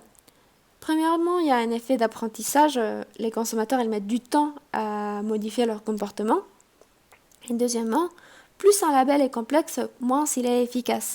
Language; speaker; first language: French; non-native, fluent; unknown